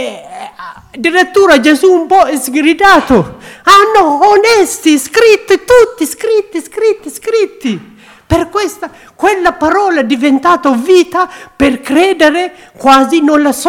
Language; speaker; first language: Italian; non-native, learner; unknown